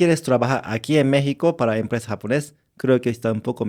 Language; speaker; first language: Spanish; non-native, learner; Japanese